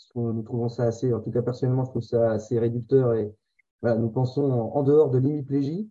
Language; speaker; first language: French; native; French